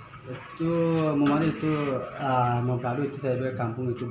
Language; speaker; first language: Indonesian; non-native, learner; Rohingya